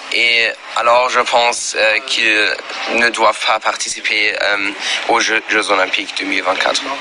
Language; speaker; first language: French; non-native, learner; German